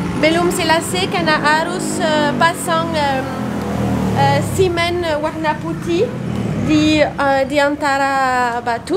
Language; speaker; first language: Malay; non-native, learner; French